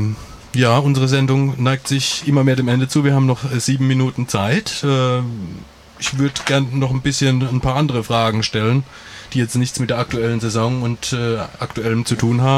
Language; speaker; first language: German; native; German